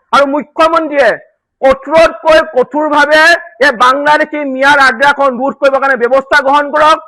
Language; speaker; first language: Assamese; native; Assamese